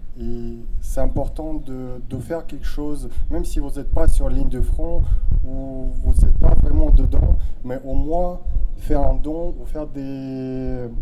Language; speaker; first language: French; non-native, fluent; Ukrainian